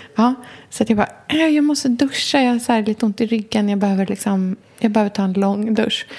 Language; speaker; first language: Swedish; native; Swedish